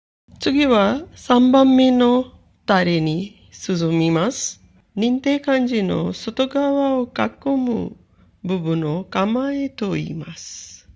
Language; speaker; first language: Japanese; non-native, fluent; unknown